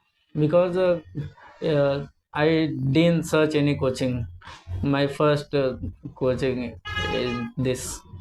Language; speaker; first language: English; non-native, learner; Hindi